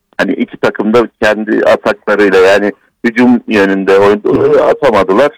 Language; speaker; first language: Turkish; native; Turkish